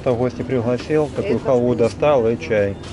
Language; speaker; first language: Russian; native; Russian